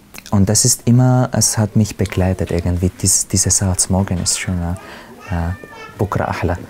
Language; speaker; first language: German; non-native, fluent; Arabic